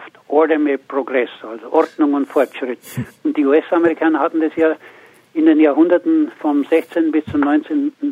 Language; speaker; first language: German; native; German